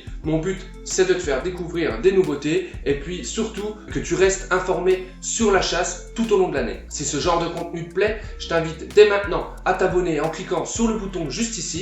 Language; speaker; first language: French; native; French